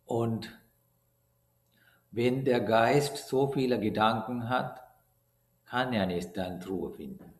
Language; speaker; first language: German; non-native, learner; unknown